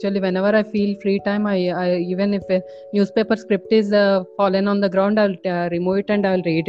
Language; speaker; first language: English; non-native, local second language; Telugu